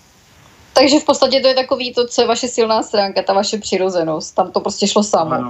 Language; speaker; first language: Czech; native; Czech